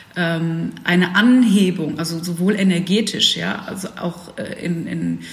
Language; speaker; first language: German; early bilingual, other home language; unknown